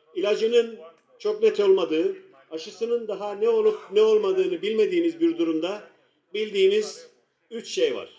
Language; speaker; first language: Turkish; native; Turkish